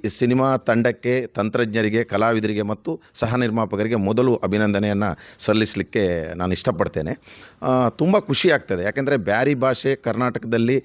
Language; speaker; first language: Kannada; non-native, local second language; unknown